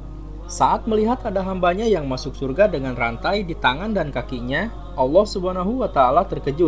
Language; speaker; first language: Indonesian; native; Indonesian